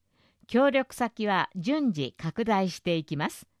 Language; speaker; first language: Japanese; native; Japanese